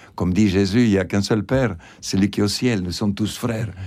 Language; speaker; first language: French; non-native, fluent; Spanish